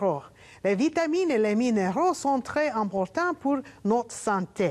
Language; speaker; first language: French; non-native, learner; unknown